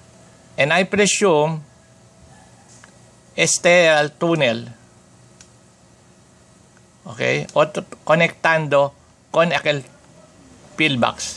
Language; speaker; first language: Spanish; non-native, fluent; Filipino